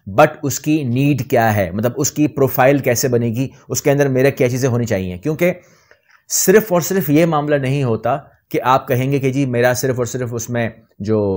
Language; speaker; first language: Urdu; native; Urdu